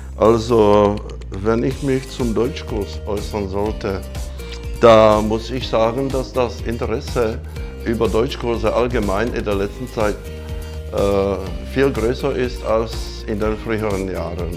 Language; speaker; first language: German; non-native, fluent; Czech